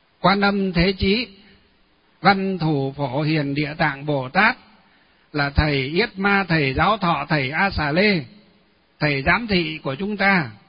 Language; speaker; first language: Vietnamese; non-native, local second language; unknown